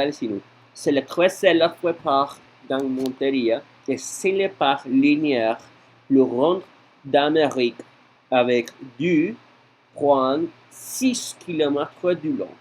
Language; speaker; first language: French; non-native, learner; Spanish